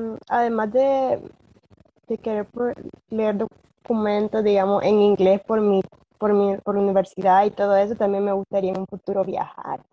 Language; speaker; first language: Spanish; non-native, learner; English